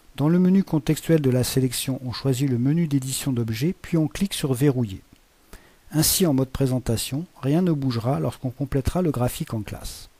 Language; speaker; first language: French; native; French